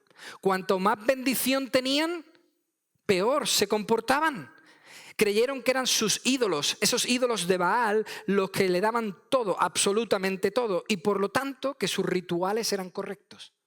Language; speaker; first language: Spanish; native; Spanish